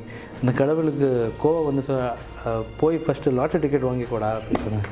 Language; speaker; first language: Tamil; non-native, learner; Kannada